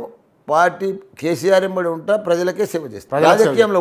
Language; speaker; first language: Telugu; native; Telugu